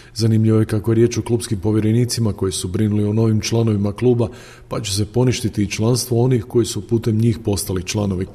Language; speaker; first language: Croatian; native; Croatian